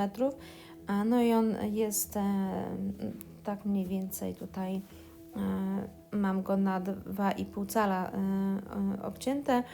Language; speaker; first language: Polish; native; Polish